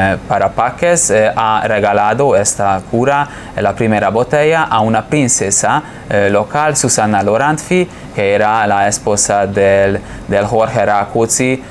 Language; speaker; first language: Spanish; non-native, fluent; Hungarian